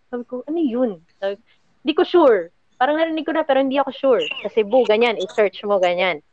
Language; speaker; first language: Filipino; native; Filipino